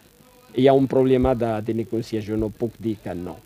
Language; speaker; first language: Catalan; non-native, fluent; Riffian